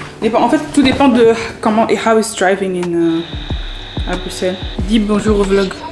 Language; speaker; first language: French; native; French